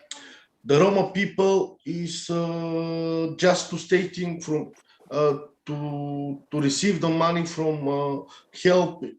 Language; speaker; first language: English; non-native, learner; Bulgarian